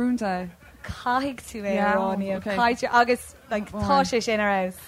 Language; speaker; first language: Irish; non-native, local second language; English